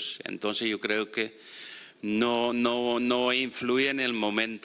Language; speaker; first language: Spanish; non-native, fluent; Dutch